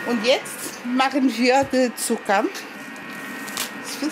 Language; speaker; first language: German; non-native, learner; Portuguese